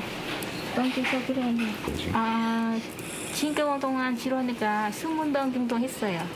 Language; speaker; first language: Korean; non-native, learner; Vietnamese